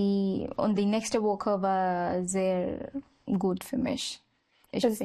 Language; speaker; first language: German; non-native, learner; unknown